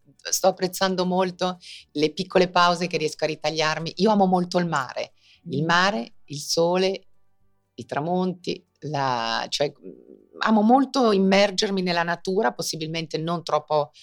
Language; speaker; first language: Italian; native; Italian